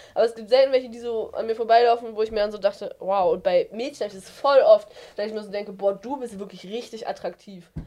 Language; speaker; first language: German; native; German